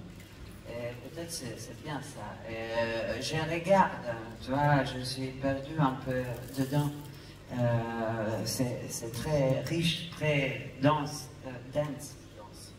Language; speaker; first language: French; non-native, fluent; Italian